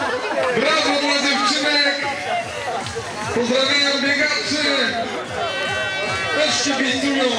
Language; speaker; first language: Polish; native; Polish